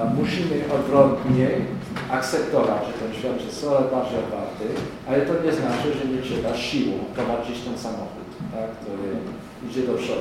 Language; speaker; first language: Polish; non-native, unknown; French